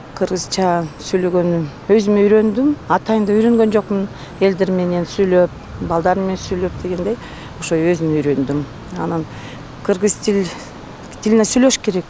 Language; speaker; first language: Kyrgyz; non-native, local second language; Russian